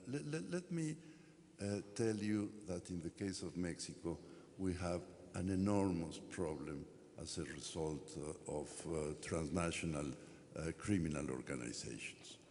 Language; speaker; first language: English; non-native, fluent; Spanish